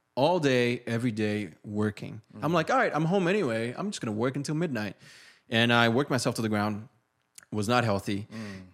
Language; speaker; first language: English; non-native, fluent; Portuguese